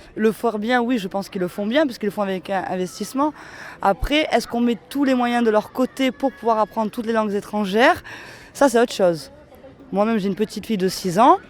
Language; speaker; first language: French; native; French